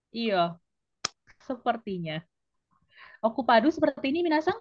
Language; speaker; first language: Indonesian; native; Indonesian